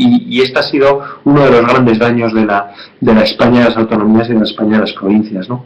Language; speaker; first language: Spanish; native; Spanish